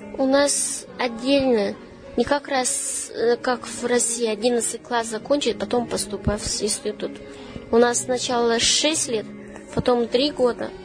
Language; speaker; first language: Russian; non-native, fluent; Chinese